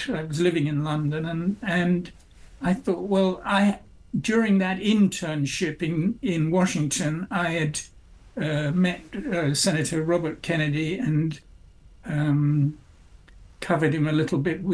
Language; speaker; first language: English; native; English